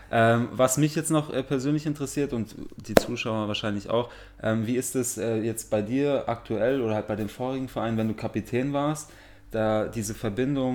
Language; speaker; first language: German; native; German